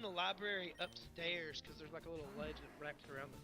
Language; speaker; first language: English; native; English